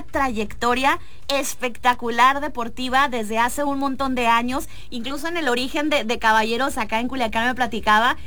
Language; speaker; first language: Spanish; native; Spanish